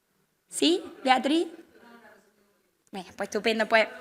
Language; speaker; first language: Spanish; native; Spanish